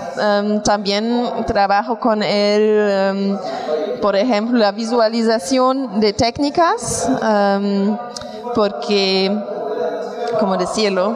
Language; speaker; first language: Spanish; non-native, fluent; German